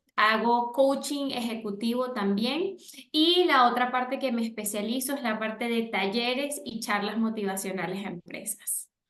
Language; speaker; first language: Spanish; native; Spanish